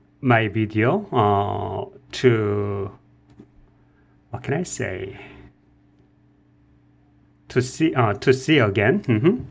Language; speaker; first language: English; non-native, learner; Korean